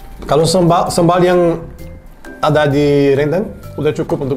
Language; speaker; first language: Indonesian; non-native, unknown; Portuguese